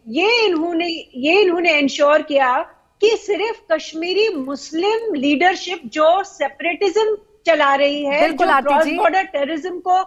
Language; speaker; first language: Hindi; native; Hindi